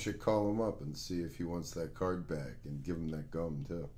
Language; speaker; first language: English; native; English